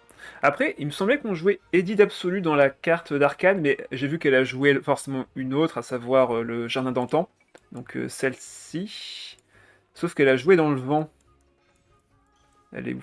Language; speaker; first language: French; native; French